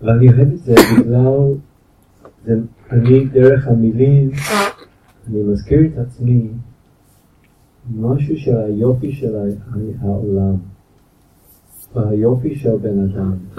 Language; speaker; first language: Hebrew; non-native, fluent; English